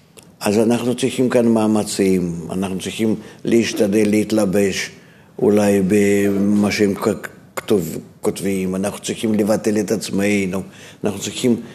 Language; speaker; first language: Hebrew; non-native, fluent; Russian